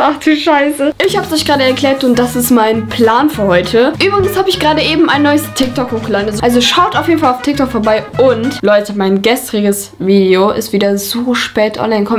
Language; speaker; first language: German; native; German